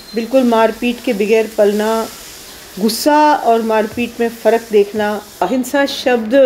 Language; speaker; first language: Hindi; native; Hindi